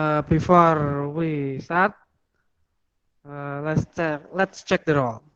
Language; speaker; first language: English; non-native, fluent; Indonesian